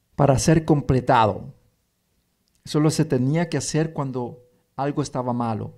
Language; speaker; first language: Spanish; early bilingual, heritage; Spanish